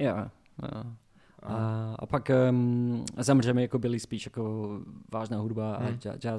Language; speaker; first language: Czech; non-native, learner; English